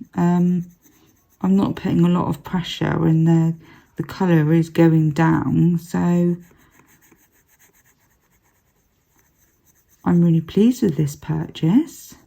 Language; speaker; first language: English; native; English